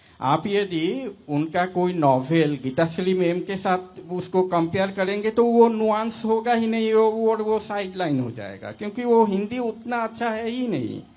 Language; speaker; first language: Hindi; non-native, local second language; Assamese